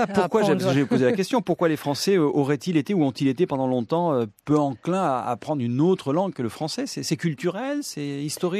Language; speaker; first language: French; native; French